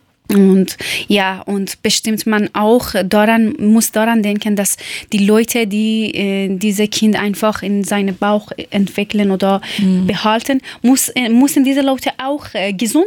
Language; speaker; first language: German; non-native, learner; Persian